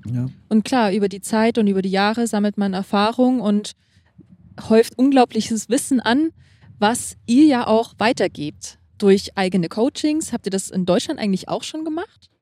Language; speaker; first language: German; native; German